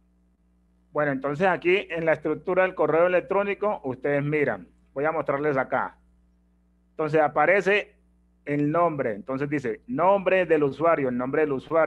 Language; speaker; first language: Spanish; native; Spanish